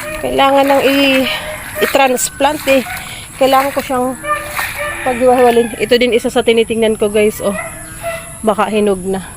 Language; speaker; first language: Filipino; non-native, local second language; Bikol